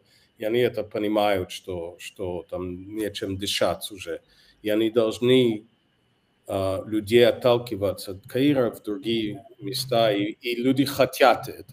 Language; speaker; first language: Russian; non-native, fluent; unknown